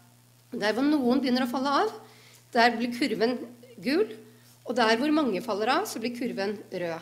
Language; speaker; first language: Norwegian; native; Norwegian